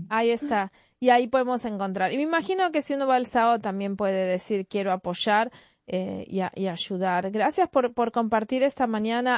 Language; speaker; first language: Spanish; native; Spanish